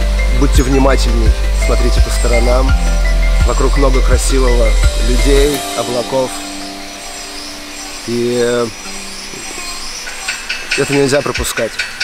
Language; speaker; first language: Russian; native; Russian